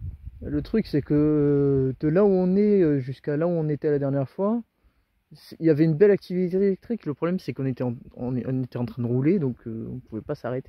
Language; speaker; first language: French; native; French